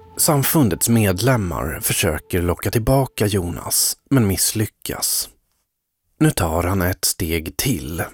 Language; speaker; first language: Swedish; native; Swedish